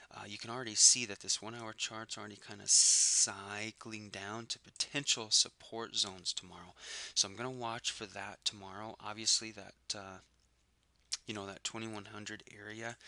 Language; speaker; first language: English; native; English